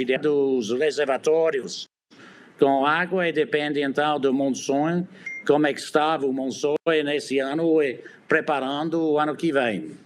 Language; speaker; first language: Portuguese; non-native, fluent; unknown